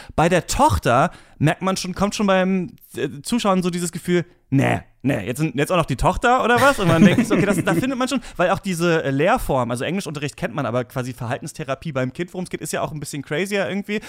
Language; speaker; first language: German; native; German